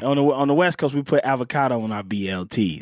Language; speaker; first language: English; native; English